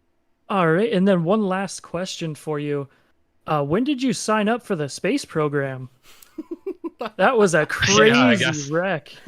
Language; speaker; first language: English; native; English